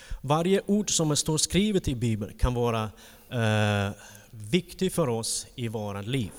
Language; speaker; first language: Swedish; non-native, fluent; Ukrainian